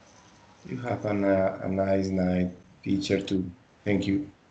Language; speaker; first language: English; non-native, learner; Spanish